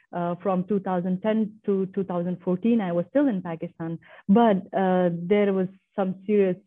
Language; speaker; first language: English; non-native, fluent; Persian